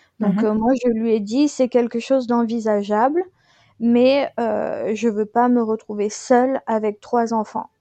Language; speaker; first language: French; native; French